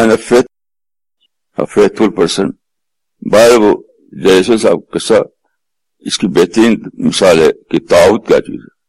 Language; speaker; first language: Urdu; native; Urdu